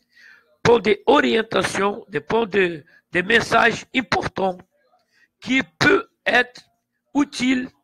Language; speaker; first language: French; non-native, learner; Portuguese